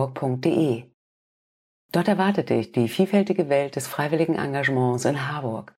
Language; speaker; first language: German; native; German